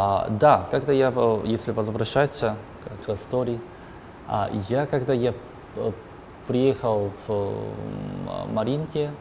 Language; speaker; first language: Russian; non-native, learner; Korean